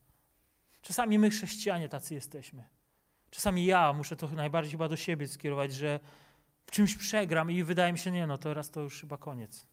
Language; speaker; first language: Polish; native; Polish